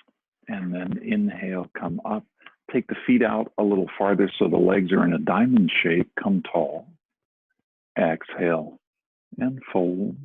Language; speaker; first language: English; native; English